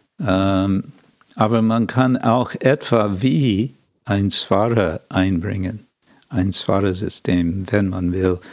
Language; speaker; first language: German; non-native, fluent; English